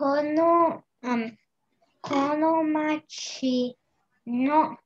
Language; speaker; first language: Japanese; non-native, learner; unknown